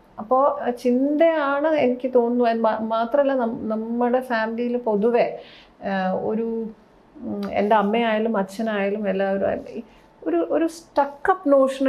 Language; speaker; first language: Malayalam; early bilingual, heritage; Malayalam